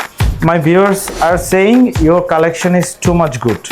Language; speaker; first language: English; non-native, learner; Bangla